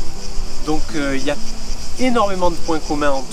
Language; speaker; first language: French; native; French